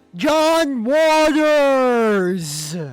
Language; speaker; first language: English; native; English